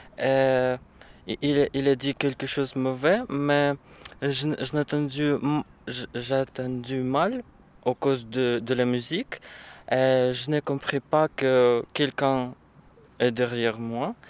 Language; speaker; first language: French; non-native, learner; Ukrainian